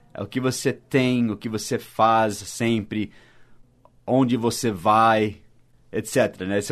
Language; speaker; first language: Portuguese; non-native, fluent; English